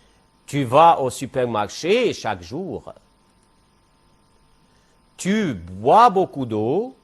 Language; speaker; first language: French; non-native, fluent; Arabic